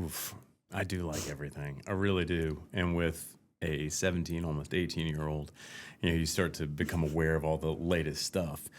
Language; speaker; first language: English; native; English